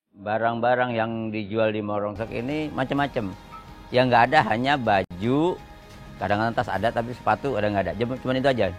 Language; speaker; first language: Indonesian; native; Indonesian